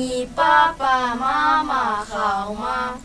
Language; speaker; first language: Chinese; non-native, learner; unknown